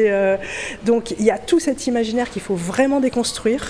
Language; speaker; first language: French; native; French